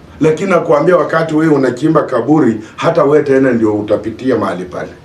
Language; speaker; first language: Swahili; non-native, local second language; Luyia